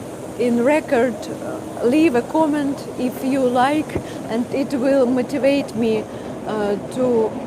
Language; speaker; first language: English; non-native, fluent; Russian